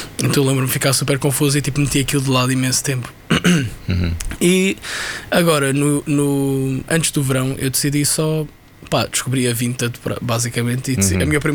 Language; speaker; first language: Portuguese; native; Portuguese